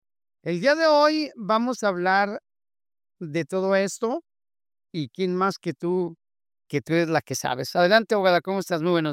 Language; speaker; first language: Spanish; native; Spanish